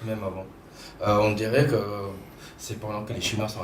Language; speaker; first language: French; non-native, fluent; Khmer